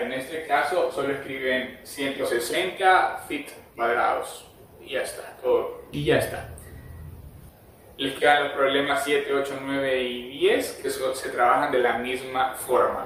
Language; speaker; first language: Spanish; native; Spanish